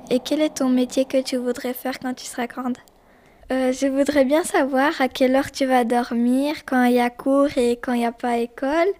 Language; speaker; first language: French; early bilingual, other home language; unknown